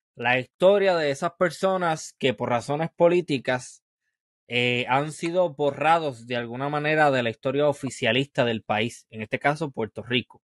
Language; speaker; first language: Spanish; native; Spanish